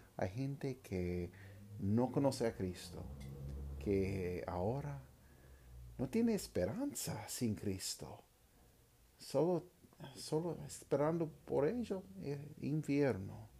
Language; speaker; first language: Spanish; non-native, fluent; English